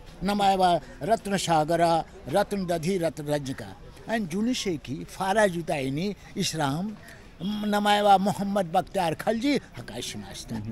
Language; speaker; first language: Japanese; non-native, learner; Hindi